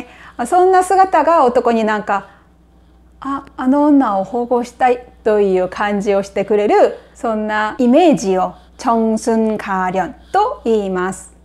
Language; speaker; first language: Japanese; non-native, fluent; Korean